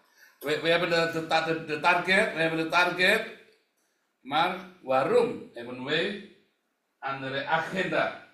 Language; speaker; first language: Dutch; non-native, learner; Indonesian